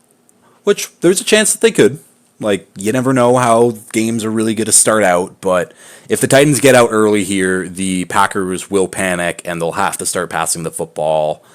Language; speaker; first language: English; native; English